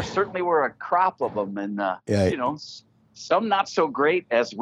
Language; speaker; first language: English; native; English